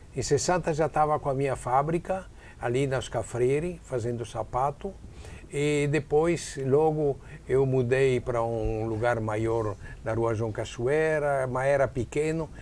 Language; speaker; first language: Portuguese; non-native, fluent; Italian